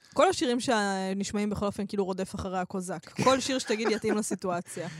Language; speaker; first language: Hebrew; native; Hebrew